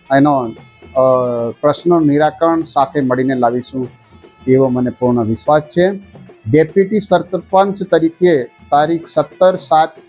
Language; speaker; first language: Gujarati; non-native, local second language; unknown